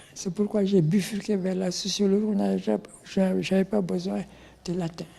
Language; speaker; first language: French; non-native, local second language; Wolof